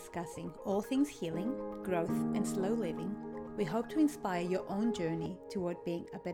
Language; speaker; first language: English; non-native, fluent; Greek